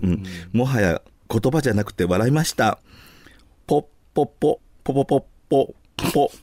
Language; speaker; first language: Japanese; native; Japanese